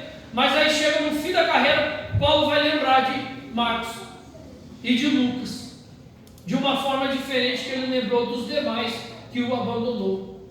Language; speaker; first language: Portuguese; native; Portuguese